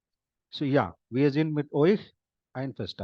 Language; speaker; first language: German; non-native, fluent; Hindi